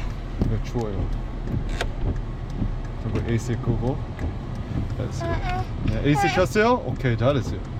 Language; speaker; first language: Korean; early bilingual, heritage; English